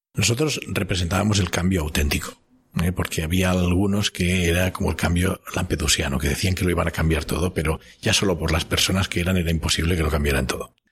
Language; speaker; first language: Spanish; non-native, local second language; Catalan